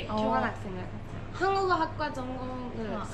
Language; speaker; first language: Korean; non-native, fluent; Turkish